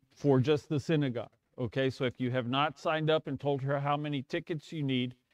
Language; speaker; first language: English; native; English